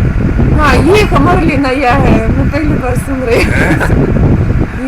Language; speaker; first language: Hindi; non-native, fluent; Russian